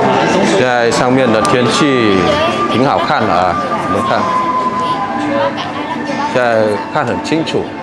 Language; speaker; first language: Chinese; non-native, learner; Vietnamese